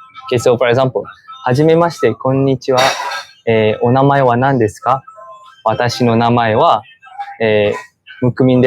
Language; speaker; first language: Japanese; non-native, fluent; Malay